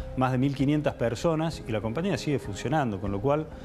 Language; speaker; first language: Spanish; native; Spanish